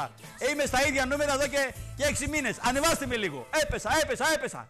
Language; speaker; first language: Greek; native; Greek